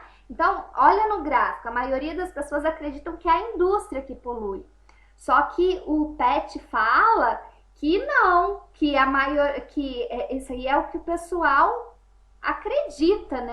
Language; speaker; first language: Portuguese; native; Portuguese